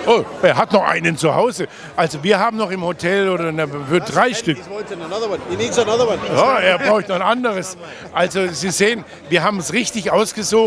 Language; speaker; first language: German; native; German